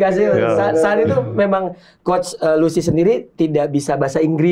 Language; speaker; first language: Indonesian; native; Indonesian